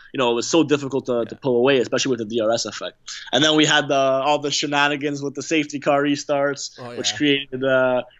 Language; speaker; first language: English; native; English